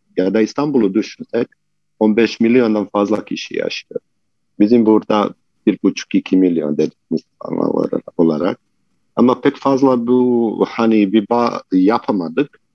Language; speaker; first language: Turkish; non-native, fluent; Bosnian